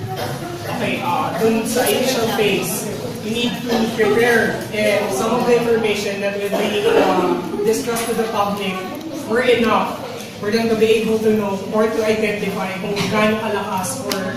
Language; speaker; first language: English; non-native, local second language; Filipino